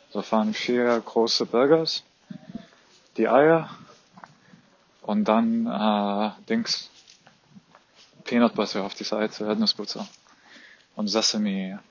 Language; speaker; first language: German; non-native, fluent; Arabic